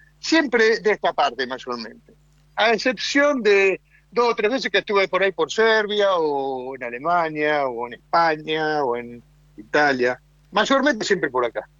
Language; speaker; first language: Spanish; native; Spanish